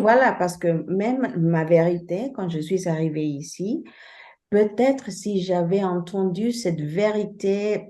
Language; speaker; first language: French; non-native, fluent; Spanish